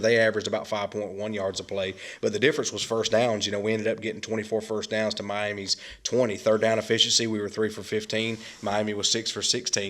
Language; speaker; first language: English; native; English